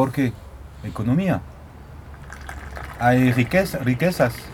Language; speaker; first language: Spanish; non-native, learner; French